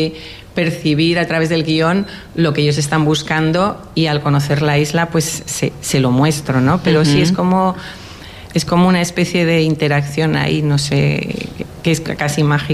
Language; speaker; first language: Spanish; native; Spanish